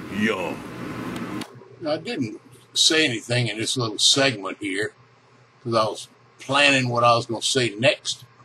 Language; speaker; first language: English; native; English